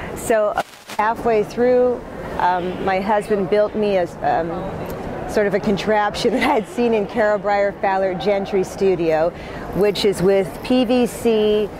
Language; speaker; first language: English; native; English